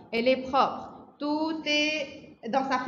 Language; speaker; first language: French; non-native, fluent; Arabic